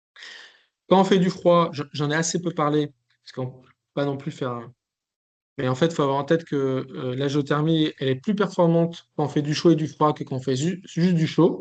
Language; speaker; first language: French; native; French